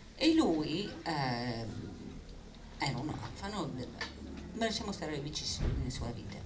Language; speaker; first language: Italian; non-native, fluent; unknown